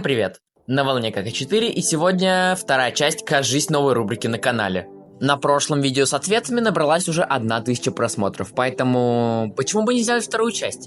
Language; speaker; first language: Russian; native; Russian